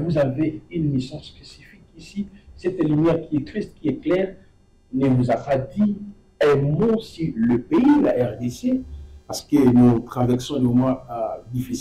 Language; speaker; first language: French; non-native, local second language; Lingala